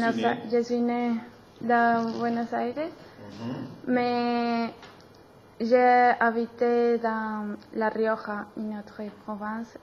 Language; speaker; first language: French; non-native, learner; Spanish